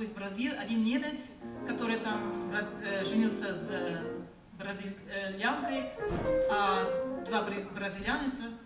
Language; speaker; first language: Russian; non-native, learner; German